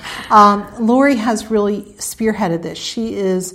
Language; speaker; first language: English; native; English